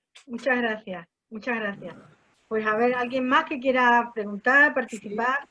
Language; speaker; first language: Spanish; native; Spanish